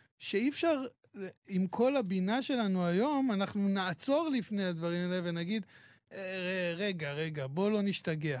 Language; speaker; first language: Hebrew; native; Hebrew